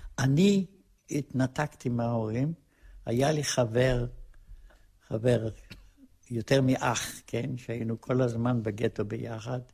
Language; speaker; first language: Hebrew; non-native, fluent; Polish